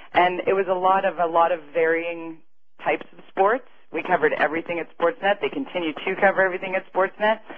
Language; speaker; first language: English; native; English